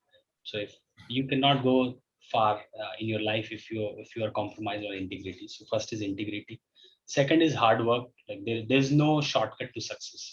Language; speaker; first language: English; non-native, local second language; Hindi